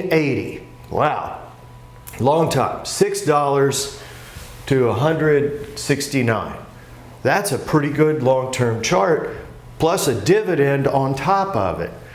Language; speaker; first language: English; native; English